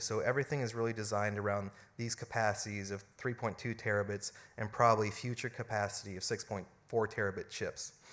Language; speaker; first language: English; early bilingual, other home language; German